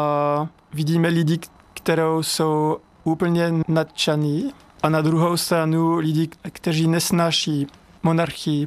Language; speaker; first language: Czech; non-native, fluent; French